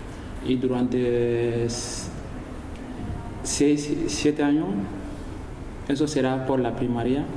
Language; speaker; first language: Spanish; non-native, learner; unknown